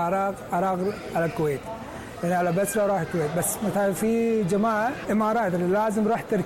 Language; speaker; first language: Arabic; non-native, learner; Persian